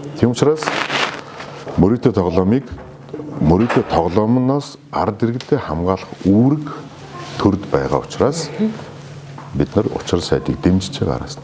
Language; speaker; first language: Mongolian; non-native, local second language; Kazakh